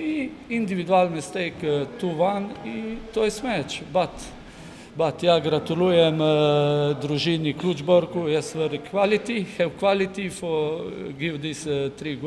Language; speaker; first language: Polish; non-native, learner; Slovenian